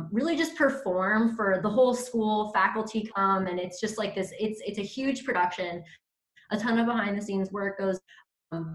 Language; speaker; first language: English; native; English